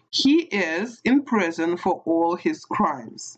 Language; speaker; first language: English; non-native, fluent; Lithuanian